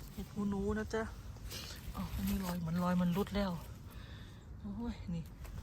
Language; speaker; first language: Thai; native; Thai